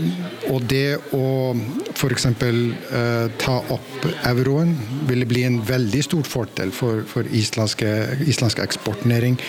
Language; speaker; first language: Norwegian; non-native, fluent; Icelandic